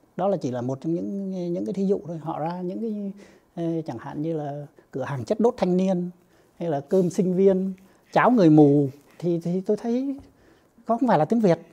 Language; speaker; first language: Vietnamese; native; Vietnamese